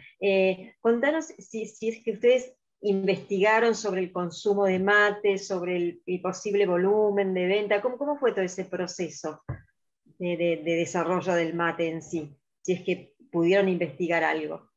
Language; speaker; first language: Spanish; native; Spanish